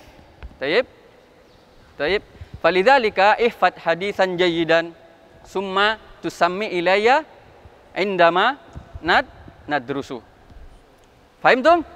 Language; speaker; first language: Arabic; non-native, fluent; Indonesian